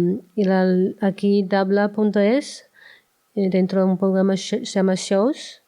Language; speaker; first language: Spanish; non-native, learner; Chinese